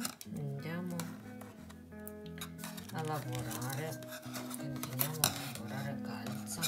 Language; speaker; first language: Italian; non-native, fluent; Russian